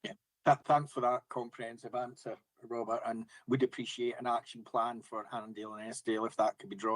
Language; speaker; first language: English; native; English